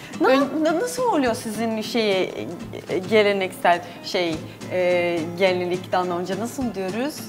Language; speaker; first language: Turkish; non-native, learner; Portuguese